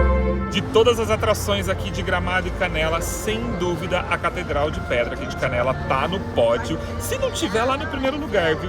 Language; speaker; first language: Portuguese; native; Portuguese